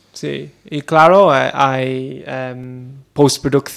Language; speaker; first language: Spanish; non-native, learner; English